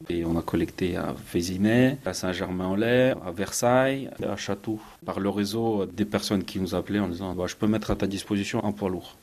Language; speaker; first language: French; non-native, fluent; Ukrainian